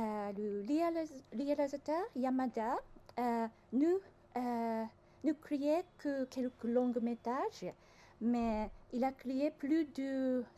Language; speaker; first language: French; non-native, learner; Japanese